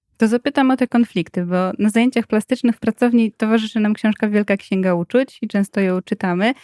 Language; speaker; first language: Polish; native; Polish